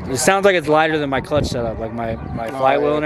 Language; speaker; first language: English; native; English